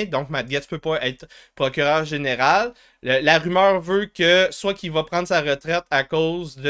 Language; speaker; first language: French; native; French